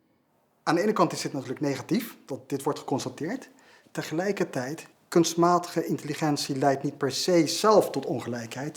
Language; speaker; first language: Dutch; native; Dutch